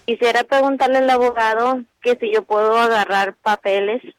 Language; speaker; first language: Spanish; early bilingual, other home language; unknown